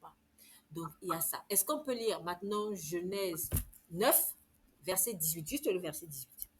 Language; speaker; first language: French; native; French